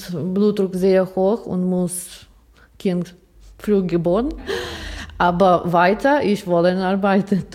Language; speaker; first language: German; non-native, learner; Ukrainian